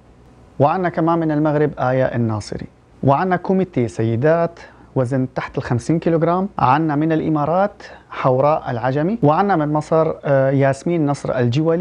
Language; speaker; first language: Arabic; early bilingual, heritage; Arabic